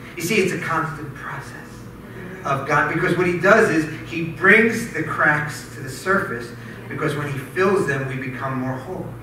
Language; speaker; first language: English; native; English